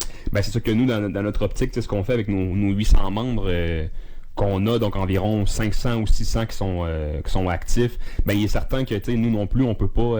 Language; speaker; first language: French; native; French